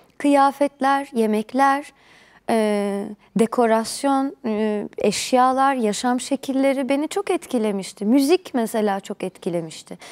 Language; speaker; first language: Turkish; native; Turkish